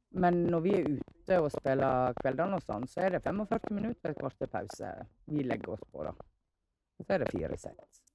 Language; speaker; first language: Norwegian; native; Norwegian